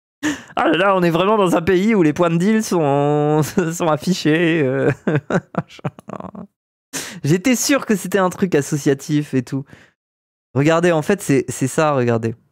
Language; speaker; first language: French; native; French